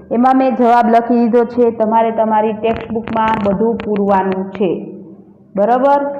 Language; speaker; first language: Hindi; non-native, local second language; Gujarati